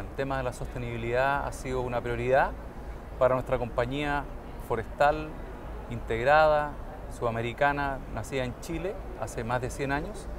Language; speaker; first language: Spanish; native; Spanish